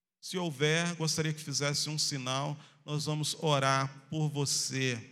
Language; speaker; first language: Portuguese; native; Portuguese